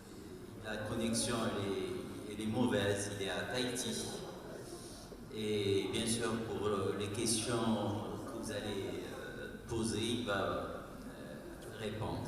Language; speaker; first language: French; non-native, local second language; Arabic